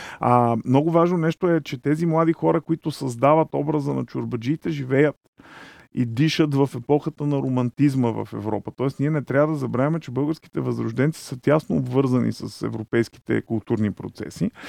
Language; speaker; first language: Bulgarian; native; Bulgarian